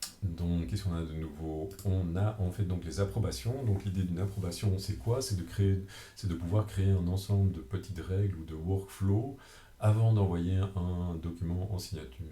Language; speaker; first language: French; native; French